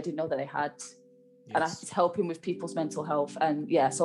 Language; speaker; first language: English; native; English